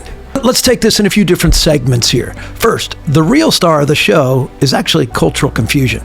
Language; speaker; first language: English; native; English